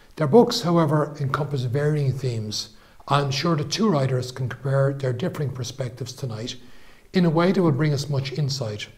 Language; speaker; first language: English; native; English